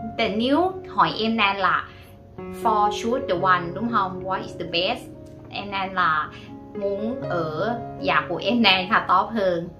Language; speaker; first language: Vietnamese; non-native, learner; Thai